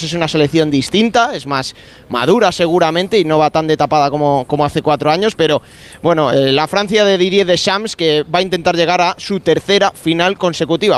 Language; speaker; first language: Spanish; native; Spanish